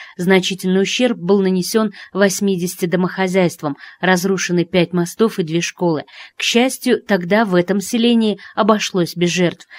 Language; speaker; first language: Russian; non-native, local second language; Tajik